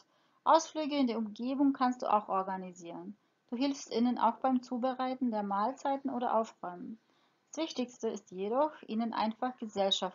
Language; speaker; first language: German; non-native, fluent; Croatian